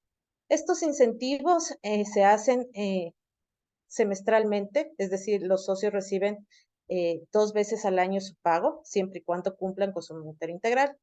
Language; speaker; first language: Spanish; native; Spanish